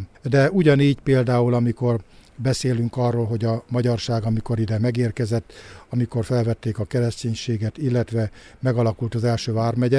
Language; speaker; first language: Hungarian; native; Hungarian